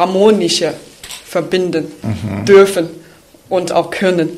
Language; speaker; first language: German; non-native, fluent; Chinese